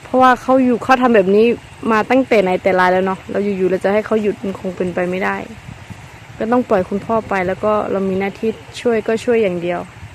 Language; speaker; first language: Thai; non-native, local second language; S'gaw Karen